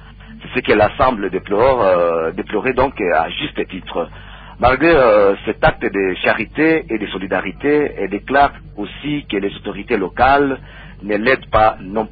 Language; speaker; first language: French; non-native, local second language; Swahili